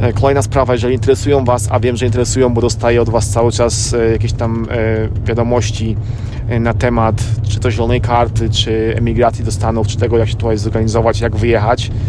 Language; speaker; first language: Polish; native; Polish